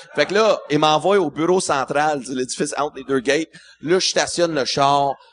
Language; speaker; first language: French; non-native, local second language; English